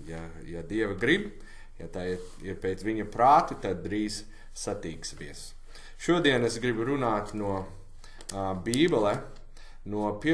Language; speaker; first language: Latvian; non-native, learner; English